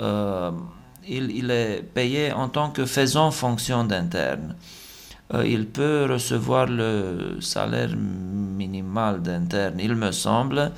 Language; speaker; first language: French; non-native, fluent; Romanian